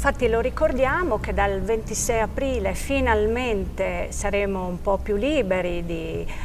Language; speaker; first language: Italian; native; Italian